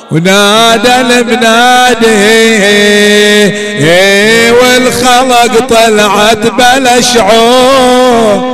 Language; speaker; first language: Arabic; native; Arabic